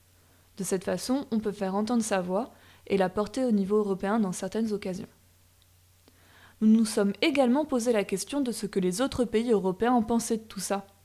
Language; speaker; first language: French; native; French